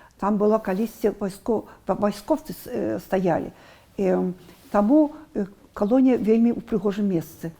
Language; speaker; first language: Belarusian; non-native, local second language; Russian